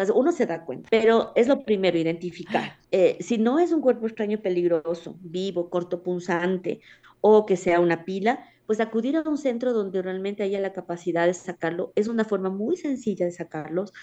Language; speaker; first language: Spanish; native; Spanish